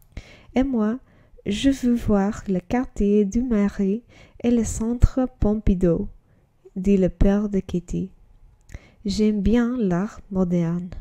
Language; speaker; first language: French; non-native, learner; English